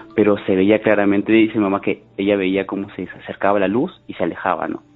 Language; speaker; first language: Spanish; native; Spanish